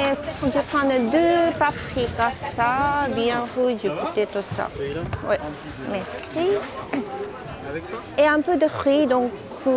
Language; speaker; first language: French; non-native, learner; Japanese